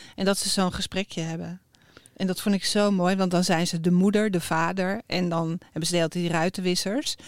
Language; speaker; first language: Dutch; native; Dutch